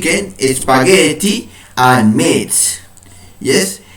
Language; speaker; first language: English; non-native, learner; Spanish